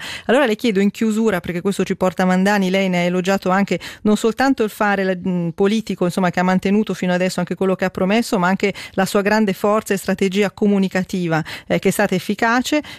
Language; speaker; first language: Italian; native; Italian